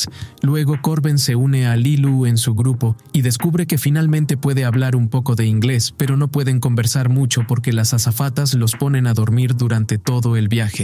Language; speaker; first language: Spanish; native; Spanish